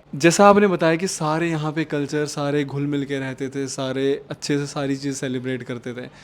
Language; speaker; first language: Hindi; native; Hindi